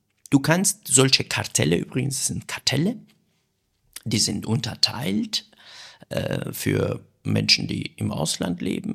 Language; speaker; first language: German; non-native, fluent; Persian